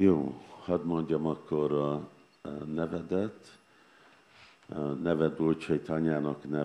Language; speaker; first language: Hungarian; non-native, learner; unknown